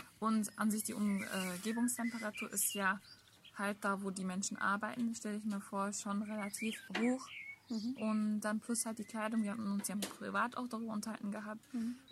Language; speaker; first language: German; early bilingual, other home language; Turkish